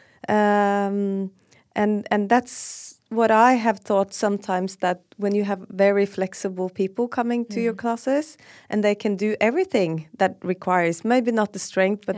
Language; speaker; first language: English; non-native, fluent; Norwegian